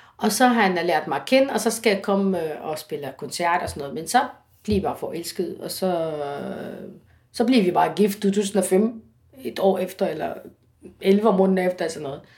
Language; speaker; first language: Danish; non-native, fluent; Arabic